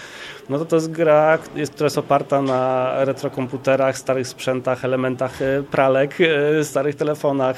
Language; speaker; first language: Polish; native; Polish